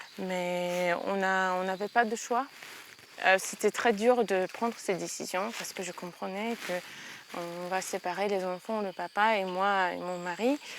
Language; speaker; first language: French; non-native, fluent; Ukrainian